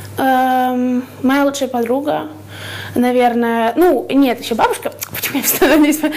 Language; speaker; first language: Russian; native; Russian